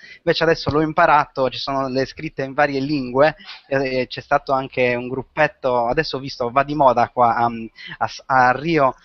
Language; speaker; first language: Italian; native; Italian